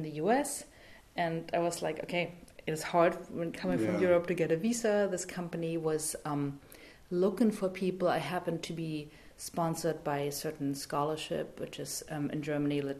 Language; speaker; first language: English; non-native, fluent; German